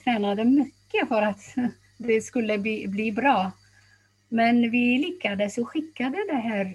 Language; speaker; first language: Swedish; non-native, fluent; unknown